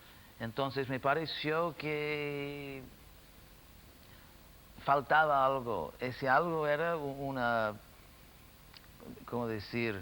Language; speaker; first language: Spanish; non-native, fluent; English